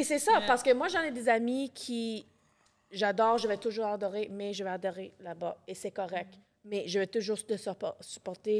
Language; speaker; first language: French; non-native, local second language; English